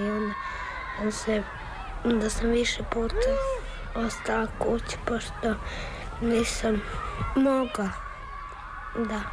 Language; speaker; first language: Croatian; early bilingual, heritage; Croatian